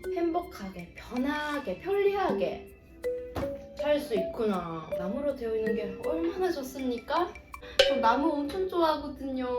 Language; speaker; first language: Korean; non-native, fluent; Japanese